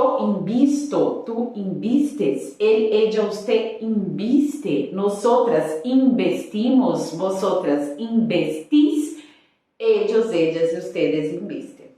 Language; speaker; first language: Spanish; non-native, fluent; Portuguese